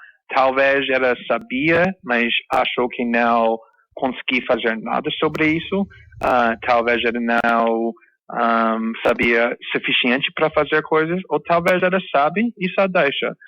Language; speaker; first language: Portuguese; non-native, fluent; English